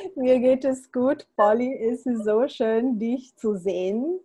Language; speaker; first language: German; non-native, fluent; Bulgarian